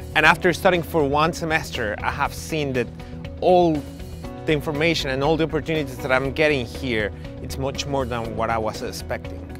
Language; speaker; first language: English; non-native, fluent; Spanish